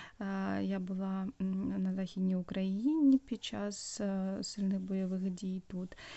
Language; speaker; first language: Ukrainian; non-native, local second language; Russian